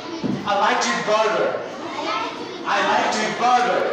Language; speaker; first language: English; non-native, fluent; Bangla